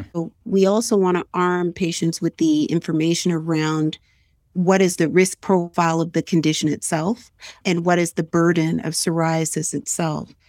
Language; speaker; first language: English; native; English